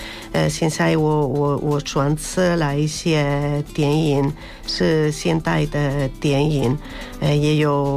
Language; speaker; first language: Chinese; non-native, learner; Spanish